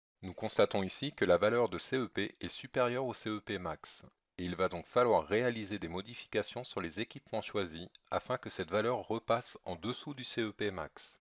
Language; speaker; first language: French; native; French